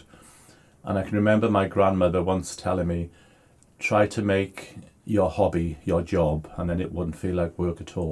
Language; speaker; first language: English; native; English